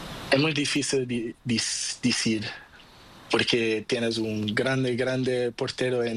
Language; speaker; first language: Spanish; non-native, learner; Portuguese